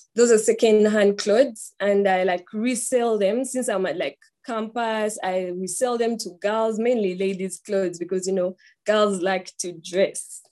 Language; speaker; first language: English; non-native, local second language; Ganda